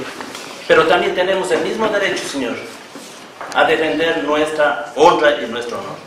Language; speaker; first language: Spanish; native; Spanish